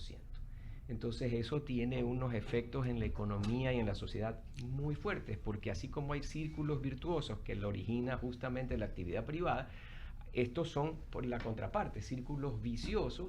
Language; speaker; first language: Spanish; native; Spanish